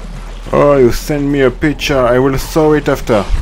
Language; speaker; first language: English; non-native, learner; French